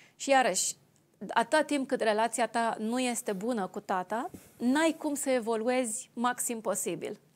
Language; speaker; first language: Romanian; native; Romanian